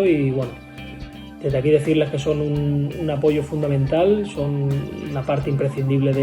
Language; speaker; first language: Spanish; native; Spanish